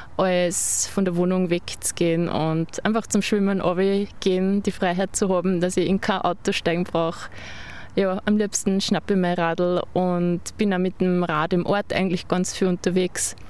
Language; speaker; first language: German; native; German